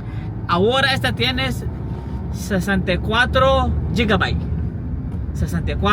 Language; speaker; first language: Spanish; non-native, learner; Pashto